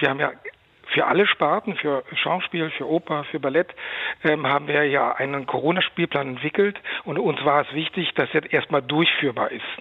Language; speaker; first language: German; native; German